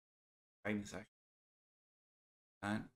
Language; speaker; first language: German; non-native, learner; Spanish